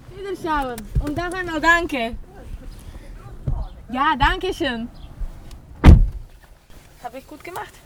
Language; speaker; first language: German; non-native, learner; Slovak